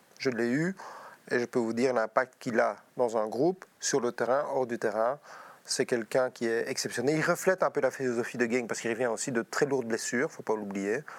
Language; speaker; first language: French; native; French